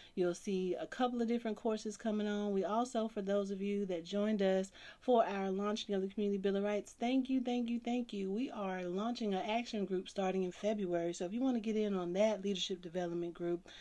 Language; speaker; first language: English; native; English